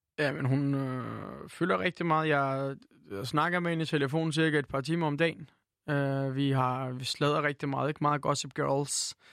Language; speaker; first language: Danish; early bilingual, other home language; Turkish